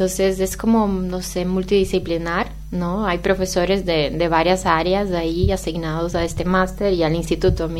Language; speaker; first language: Spanish; non-native, fluent; Portuguese